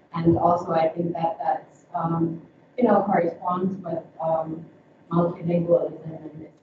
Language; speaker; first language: English; non-native, fluent; Finnish